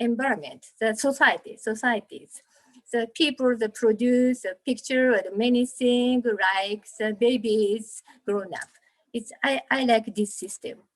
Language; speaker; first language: English; non-native, learner; Japanese